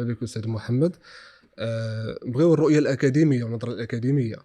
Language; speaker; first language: Arabic; native; Arabic